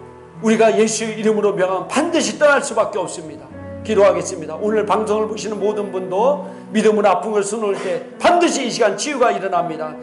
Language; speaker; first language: Korean; native; Korean